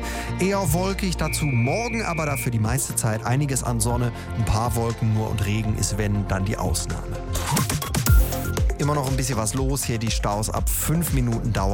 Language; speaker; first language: German; native; German